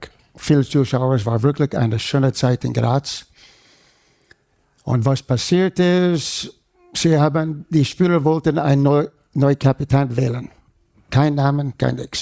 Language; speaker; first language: German; non-native, fluent; English